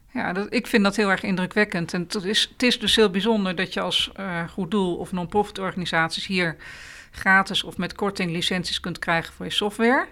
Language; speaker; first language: Dutch; native; Dutch